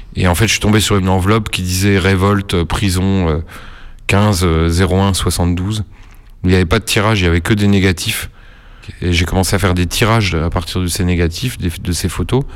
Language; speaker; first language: French; native; French